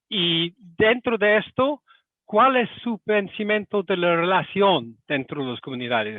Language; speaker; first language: Spanish; non-native, fluent; English